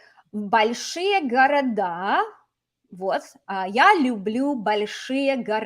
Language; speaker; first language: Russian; non-native, fluent; English